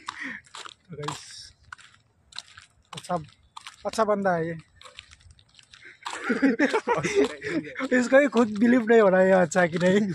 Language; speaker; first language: Hindi; non-native, local second language; Nepali